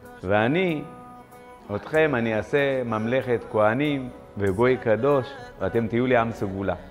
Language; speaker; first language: Hebrew; non-native, fluent; Amharic